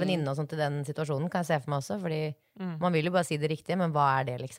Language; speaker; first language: Norwegian; native; Norwegian